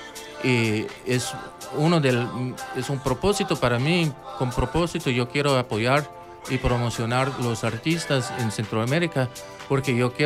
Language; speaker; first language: Spanish; early bilingual, heritage; English